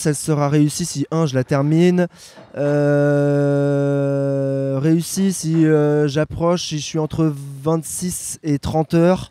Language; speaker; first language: French; native; French